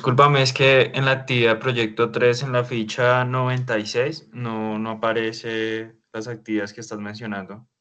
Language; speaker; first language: Spanish; native; Spanish